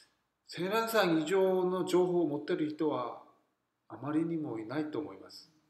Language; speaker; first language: Japanese; non-native, fluent; Korean